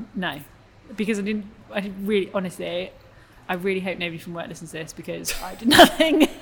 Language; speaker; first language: English; native; English